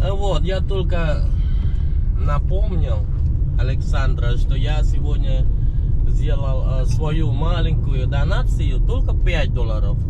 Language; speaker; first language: Russian; non-native, fluent; Khmer